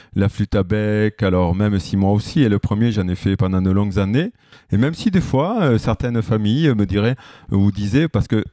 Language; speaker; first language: French; native; French